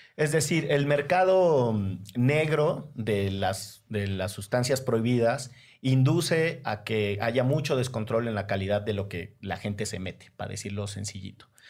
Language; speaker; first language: Spanish; native; Spanish